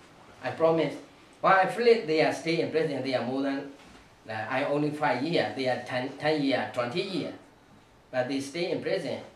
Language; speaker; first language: English; non-native, learner; Burmese